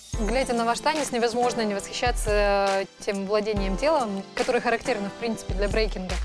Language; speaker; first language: Russian; native; Russian